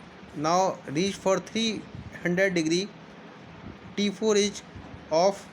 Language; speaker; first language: English; non-native, local second language; Hindi